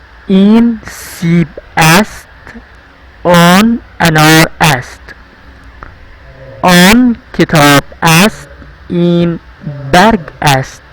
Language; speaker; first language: Persian; non-native, fluent; Urdu